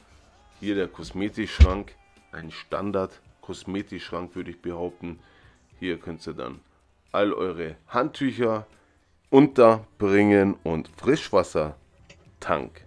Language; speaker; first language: German; native; German